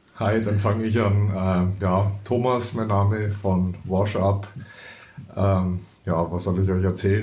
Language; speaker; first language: German; native; German